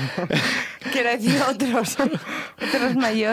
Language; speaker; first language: Spanish; native; Spanish